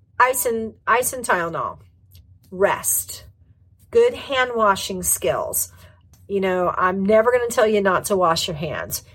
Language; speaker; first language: English; native; English